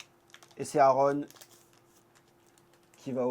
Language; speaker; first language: French; native; French